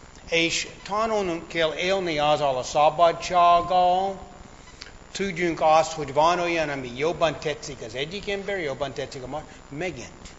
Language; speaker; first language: Hungarian; non-native, fluent; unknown